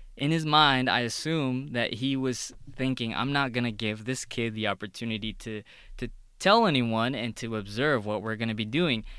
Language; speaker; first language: English; early bilingual, other home language; Spanish